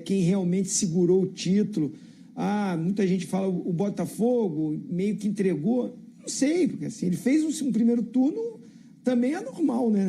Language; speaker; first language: Portuguese; native; Portuguese